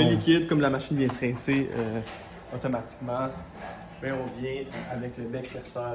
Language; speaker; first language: French; native; French